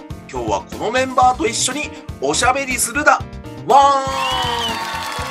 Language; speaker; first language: Japanese; native; Japanese